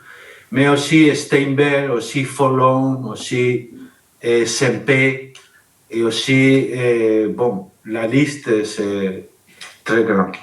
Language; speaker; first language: French; non-native, learner; Spanish